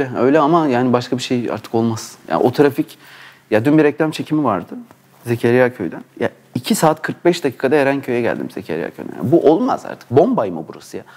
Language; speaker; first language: Turkish; native; Turkish